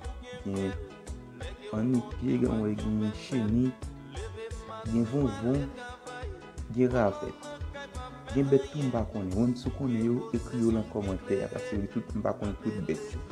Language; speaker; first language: French; non-native, learner; Haitian Creole